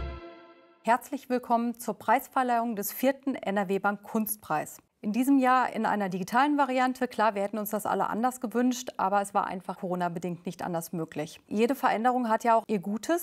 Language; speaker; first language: German; native; German